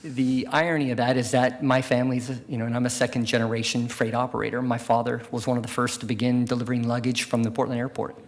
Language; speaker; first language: English; native; English